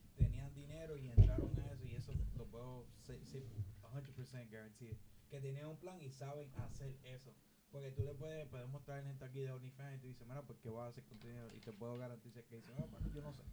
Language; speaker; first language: Spanish; early bilingual, heritage; Spanish